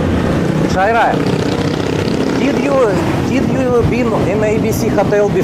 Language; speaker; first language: English; non-native, learner; Russian